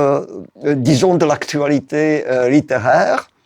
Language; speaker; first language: French; non-native, fluent; Czech